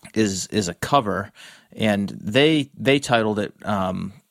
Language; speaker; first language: English; native; English